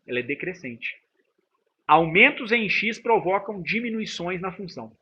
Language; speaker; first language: Portuguese; native; Portuguese